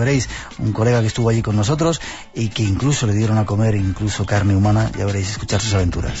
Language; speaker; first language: Spanish; native; Spanish